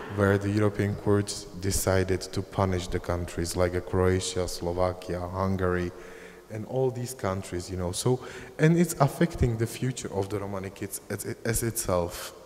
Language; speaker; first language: English; non-native, fluent; Czech